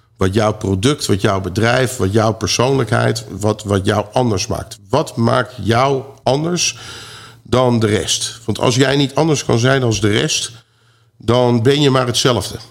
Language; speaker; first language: Dutch; native; Dutch